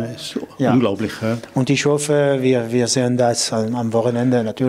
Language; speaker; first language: German; non-native, local second language; French